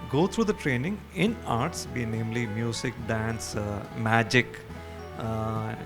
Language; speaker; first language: English; non-native, local second language; Malayalam